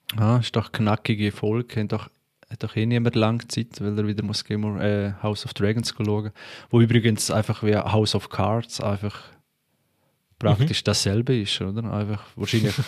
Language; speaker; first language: German; native; German